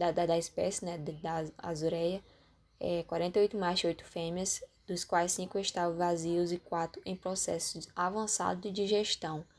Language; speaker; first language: Portuguese; native; Portuguese